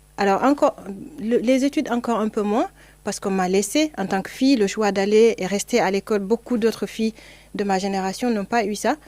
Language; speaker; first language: French; non-native, local second language; Fula